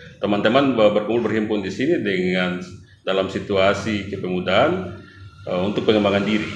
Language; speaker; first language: Indonesian; native; Indonesian